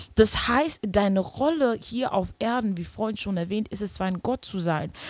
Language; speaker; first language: German; non-native, fluent; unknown